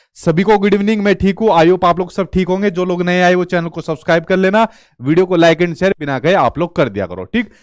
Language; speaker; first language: Hindi; native; Hindi